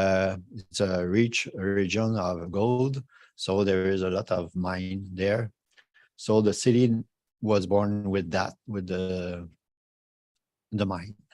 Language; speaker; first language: English; non-native, fluent; French